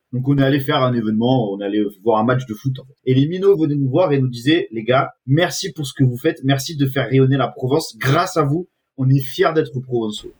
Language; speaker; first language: French; native; French